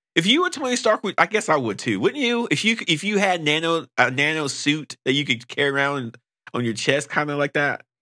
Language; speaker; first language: English; native; English